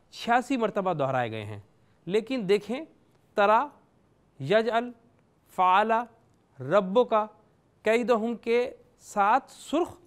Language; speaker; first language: Urdu; native; Urdu